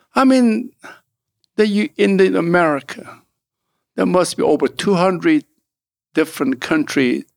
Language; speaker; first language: English; non-native, fluent; Korean